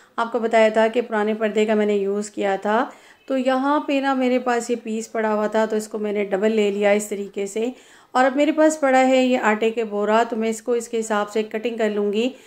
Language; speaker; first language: Urdu; non-native, local second language; Punjabi